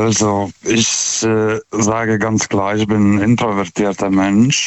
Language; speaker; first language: German; non-native, fluent; Lithuanian